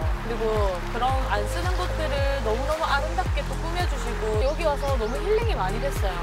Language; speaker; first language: Korean; native; Korean